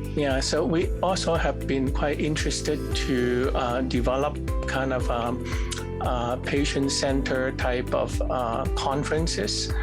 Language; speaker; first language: English; non-native, fluent; Cantonese